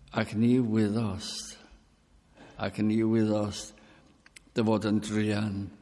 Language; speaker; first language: Welsh; early bilingual, heritage; Welsh